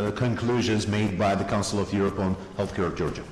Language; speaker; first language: English; non-native, fluent; Georgian